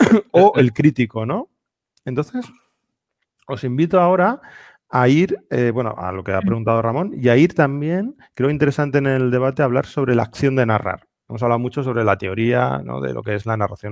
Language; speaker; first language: Spanish; native; Spanish